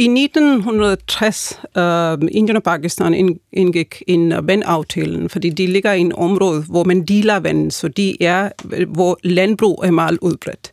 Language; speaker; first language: Danish; non-native, fluent; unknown